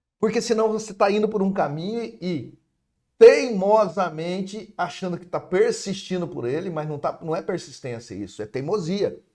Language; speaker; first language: Portuguese; native; Portuguese